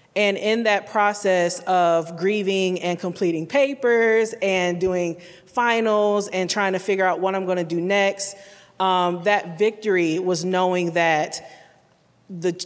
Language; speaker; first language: English; native; English